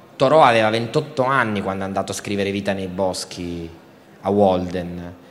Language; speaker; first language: Italian; native; Italian